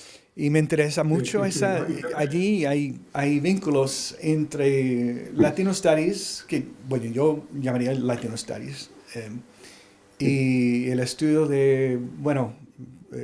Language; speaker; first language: Spanish; early bilingual, heritage; English